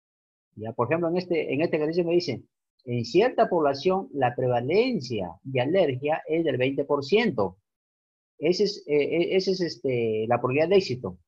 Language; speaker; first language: Spanish; native; Spanish